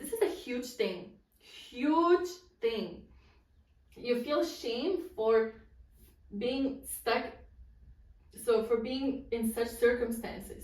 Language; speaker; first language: English; non-native, fluent; Polish